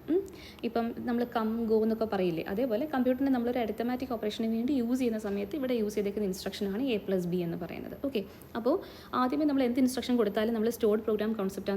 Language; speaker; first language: Malayalam; native; Malayalam